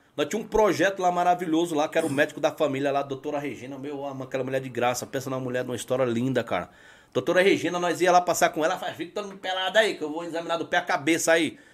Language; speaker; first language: Portuguese; native; Portuguese